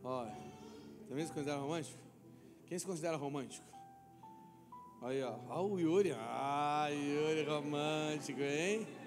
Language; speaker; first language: Portuguese; native; Portuguese